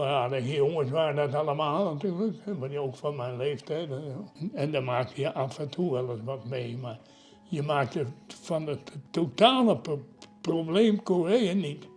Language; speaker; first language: Dutch; native; Dutch